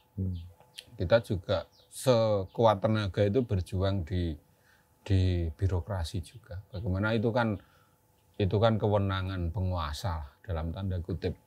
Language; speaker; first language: Indonesian; non-native, local second language; Javanese